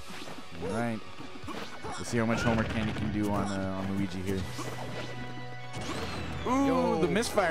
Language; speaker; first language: English; native; English